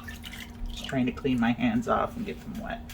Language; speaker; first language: English; native; English